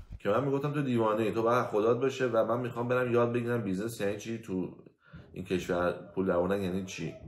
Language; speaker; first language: Persian; native; Persian